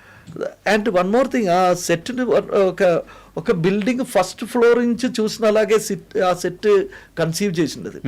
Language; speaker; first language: Telugu; non-native, fluent; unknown